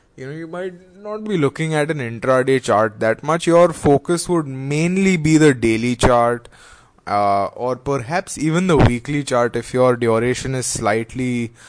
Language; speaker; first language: English; non-native, local second language; Hindi